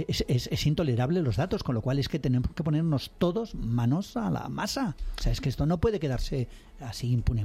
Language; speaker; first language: Spanish; native; Spanish